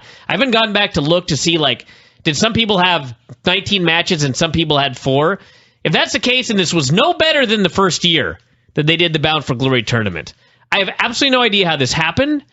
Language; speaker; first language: English; native; English